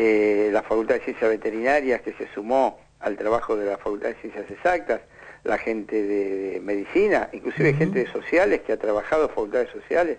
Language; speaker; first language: Spanish; native; Spanish